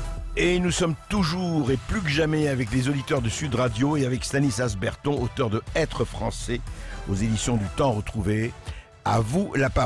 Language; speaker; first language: French; native; French